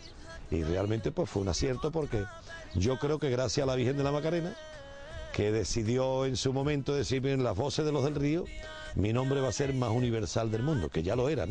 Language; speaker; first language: Spanish; native; Spanish